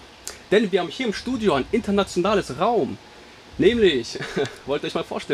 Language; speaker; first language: German; native; German